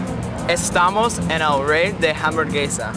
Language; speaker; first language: Spanish; non-native, learner; English